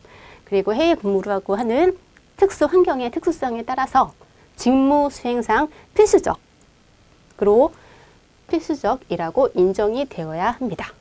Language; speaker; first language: Korean; native; Korean